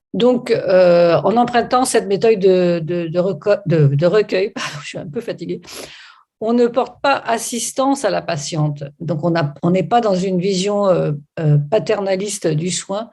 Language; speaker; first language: French; native; French